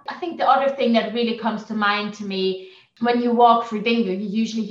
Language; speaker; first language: English; non-native, fluent; German